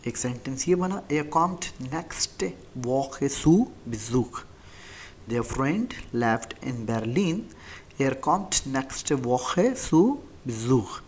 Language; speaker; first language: German; non-native, fluent; Hindi